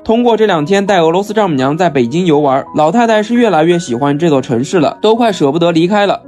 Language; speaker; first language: Chinese; native; Chinese